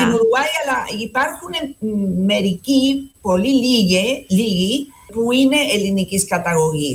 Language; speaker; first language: Greek; non-native, fluent; Spanish